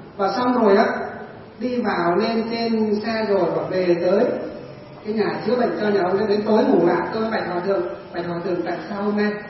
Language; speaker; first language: Vietnamese; non-native, local second language; Tày